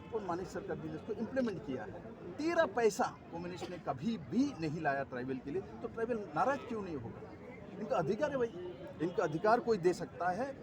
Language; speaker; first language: Hindi; non-native, local second language; Bangla